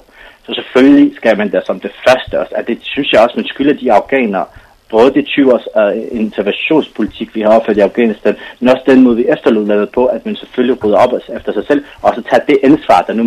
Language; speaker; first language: Danish; non-native, fluent; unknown